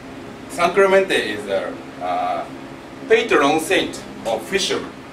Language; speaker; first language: English; non-native, learner; Japanese